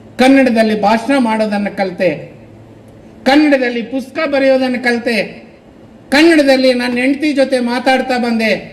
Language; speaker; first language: Kannada; non-native, local second language; Telugu